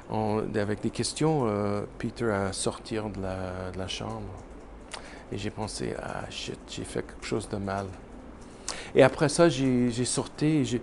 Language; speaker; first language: French; non-native, learner; English